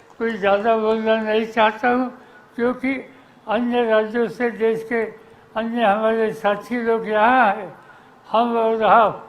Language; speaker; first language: Hindi; non-native, local second language; Marathi